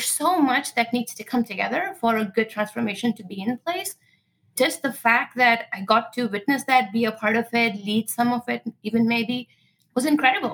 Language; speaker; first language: English; non-native, local second language; Marathi